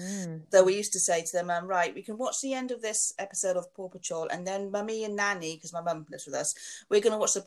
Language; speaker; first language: English; native; English